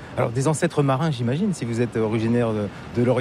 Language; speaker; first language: French; native; French